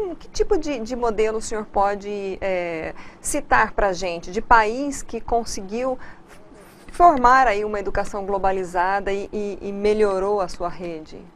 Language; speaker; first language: Portuguese; native; Portuguese